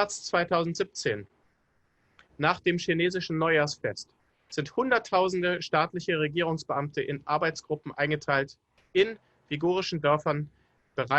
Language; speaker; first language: German; native; German